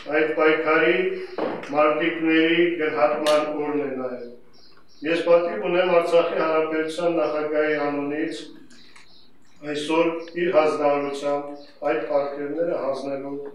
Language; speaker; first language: Armenian; non-native, local second language; Kurdish